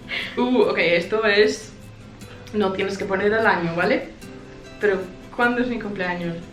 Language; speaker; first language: Spanish; non-native, fluent; English